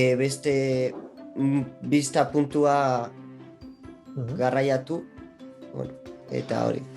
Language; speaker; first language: Basque; non-native, local second language; Spanish